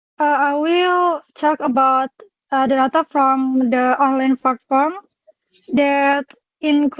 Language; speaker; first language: English; non-native, local second language; Indonesian